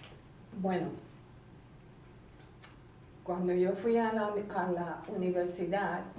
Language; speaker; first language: Spanish; early bilingual, heritage; Spanish